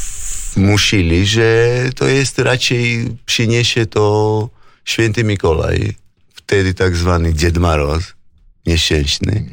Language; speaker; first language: Polish; non-native, fluent; Georgian